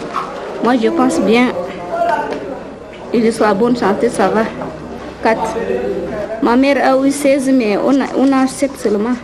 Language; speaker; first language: French; non-native, learner; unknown